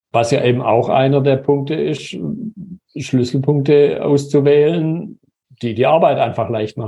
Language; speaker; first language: German; native; German